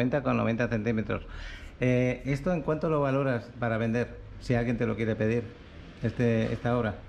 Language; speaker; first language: Spanish; native; Spanish